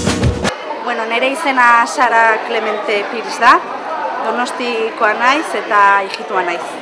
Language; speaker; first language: Basque; non-native, local second language; Spanish